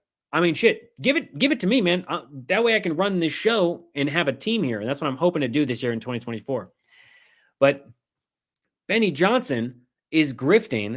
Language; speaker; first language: English; native; English